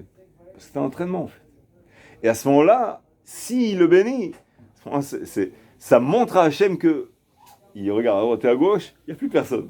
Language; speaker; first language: French; native; French